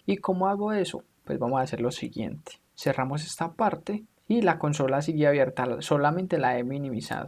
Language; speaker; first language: Spanish; native; Spanish